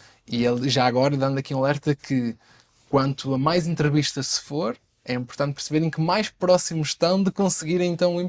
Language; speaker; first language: Portuguese; native; Portuguese